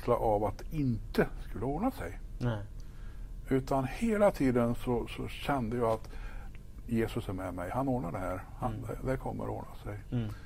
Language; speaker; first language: Swedish; native; Swedish